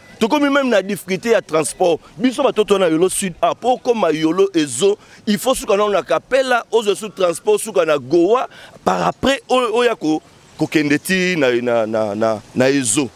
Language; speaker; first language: Lingala; native; Lingala